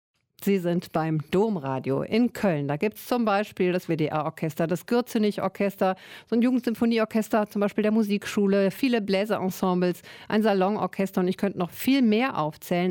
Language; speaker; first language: German; native; German